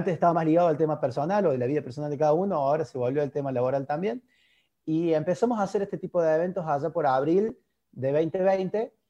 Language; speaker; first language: Spanish; native; Spanish